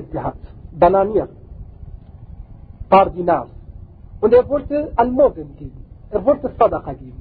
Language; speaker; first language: German; non-native, fluent; Arabic